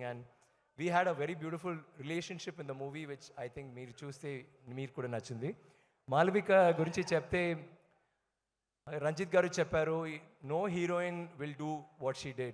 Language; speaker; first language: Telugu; non-native, learner; Tamil